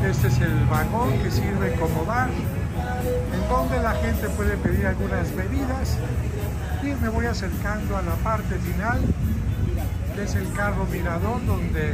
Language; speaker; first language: Spanish; native; Spanish